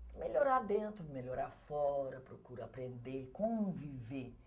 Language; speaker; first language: Portuguese; native; Portuguese